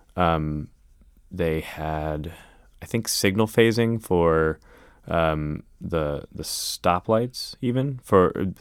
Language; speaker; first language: English; native; English